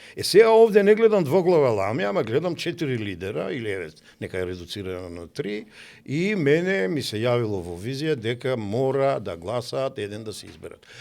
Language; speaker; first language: Macedonian; native; Macedonian